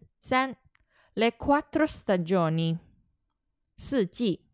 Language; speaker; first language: Italian; non-native, fluent; Chinese